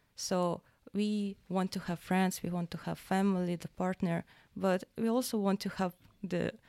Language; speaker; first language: English; non-native, fluent; Russian